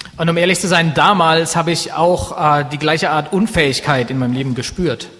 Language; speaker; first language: German; native; German